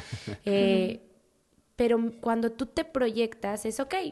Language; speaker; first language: Spanish; native; Spanish